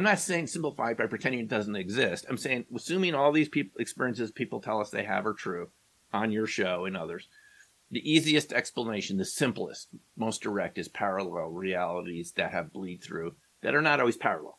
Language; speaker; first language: English; native; English